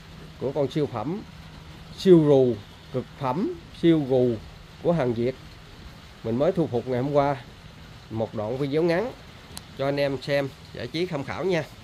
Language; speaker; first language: Vietnamese; native; Vietnamese